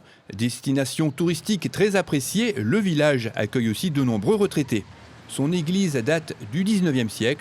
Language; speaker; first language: French; native; French